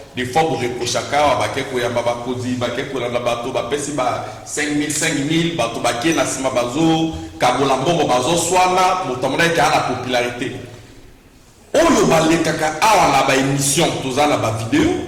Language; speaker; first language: Lingala; native; Lingala